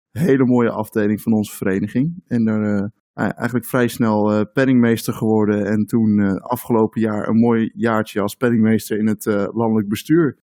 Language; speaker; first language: Dutch; native; Dutch